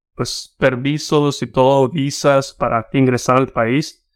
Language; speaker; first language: Spanish; native; Spanish